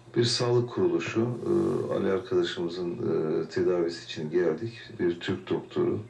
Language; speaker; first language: Turkish; native; Turkish